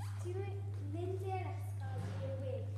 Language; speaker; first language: Welsh; non-native, learner; English